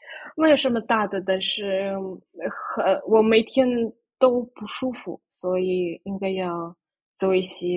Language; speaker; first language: Chinese; non-native, fluent; Russian